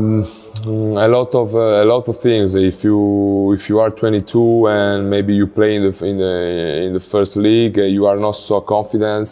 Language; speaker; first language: English; non-native, learner; Italian